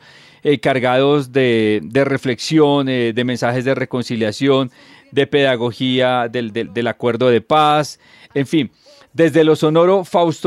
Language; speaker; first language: Spanish; native; Spanish